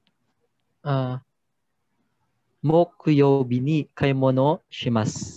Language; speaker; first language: Japanese; non-native, learner; Filipino